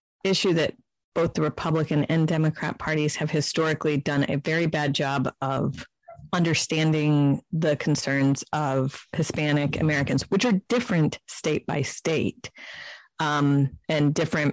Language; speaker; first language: English; native; English